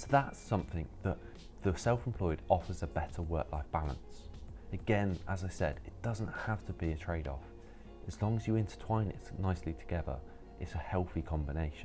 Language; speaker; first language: English; native; English